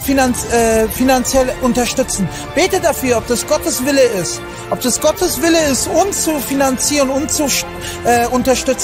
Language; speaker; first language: German; non-native, fluent; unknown